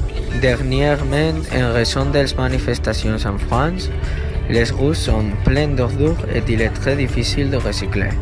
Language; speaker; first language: French; non-native, learner; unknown